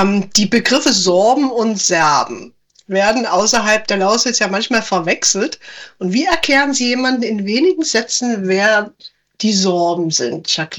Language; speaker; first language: German; native; German